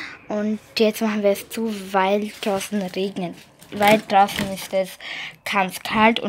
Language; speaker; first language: German; early bilingual, other home language; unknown